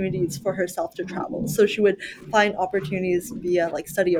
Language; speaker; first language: English; native; English